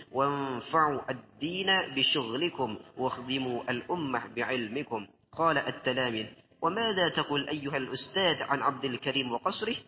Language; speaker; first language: Arabic; non-native, learner; Indonesian